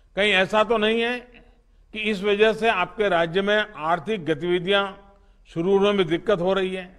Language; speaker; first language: Hindi; non-native, local second language; Gujarati